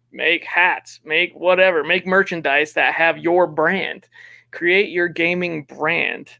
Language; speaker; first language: English; native; English